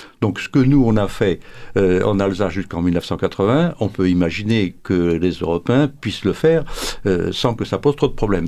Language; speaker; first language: French; native; French